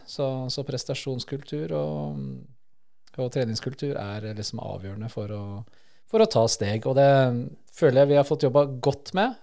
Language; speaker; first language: Norwegian; early bilingual, other home language; Spanish